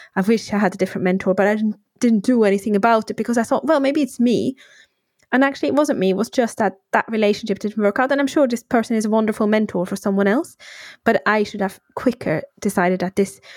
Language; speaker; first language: English; non-native, fluent; Swiss German